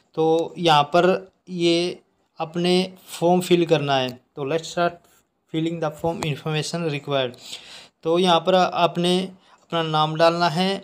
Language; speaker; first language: Hindi; native; Hindi